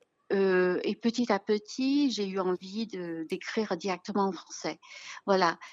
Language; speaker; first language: French; non-native, fluent; Chinese